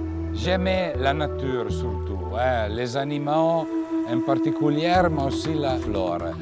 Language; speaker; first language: French; non-native, fluent; Italian